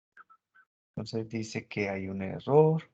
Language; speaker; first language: Spanish; native; Spanish